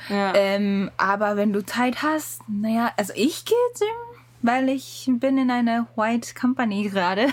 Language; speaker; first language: German; non-native, learner; Japanese